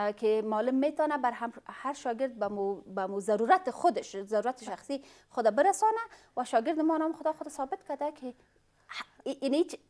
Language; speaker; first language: Persian; non-native, fluent; Pashto